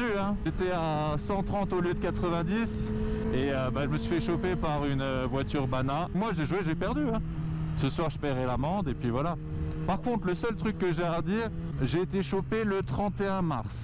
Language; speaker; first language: French; native; French